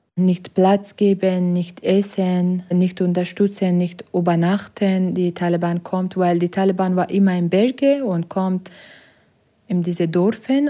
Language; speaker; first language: German; non-native, learner; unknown